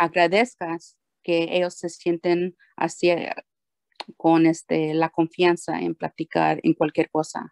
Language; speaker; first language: Spanish; early bilingual, heritage; Spanish